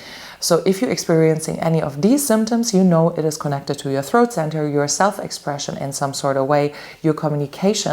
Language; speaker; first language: English; non-native, fluent; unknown